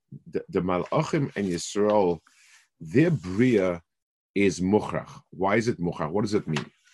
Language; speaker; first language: English; native; English